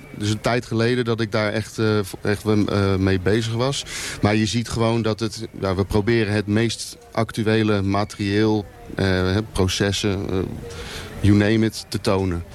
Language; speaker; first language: Dutch; native; Dutch